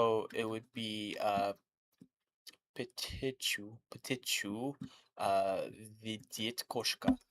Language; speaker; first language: Russian; non-native, learner; English